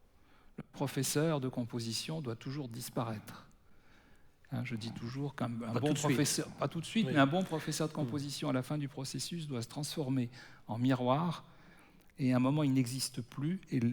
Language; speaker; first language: French; native; French